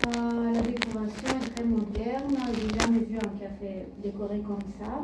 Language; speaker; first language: French; non-native, learner; Bulgarian